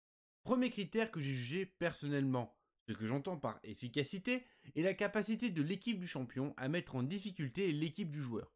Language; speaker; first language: French; native; French